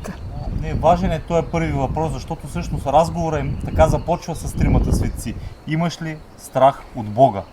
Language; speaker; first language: Bulgarian; native; Bulgarian